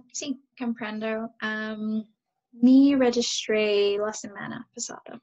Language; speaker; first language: Spanish; non-native, learner; English